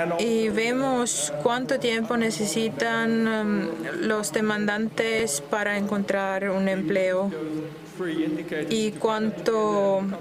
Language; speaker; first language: Spanish; non-native, fluent; Dutch